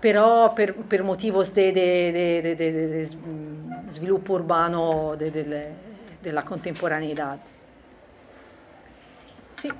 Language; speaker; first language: Spanish; non-native, learner; Italian